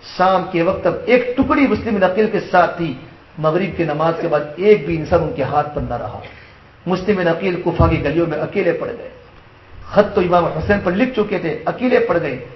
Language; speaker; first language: Urdu; non-native, local second language; Gujarati